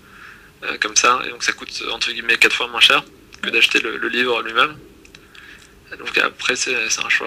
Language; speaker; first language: French; native; French